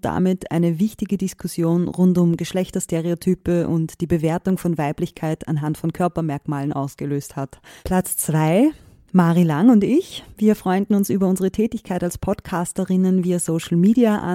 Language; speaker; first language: German; native; German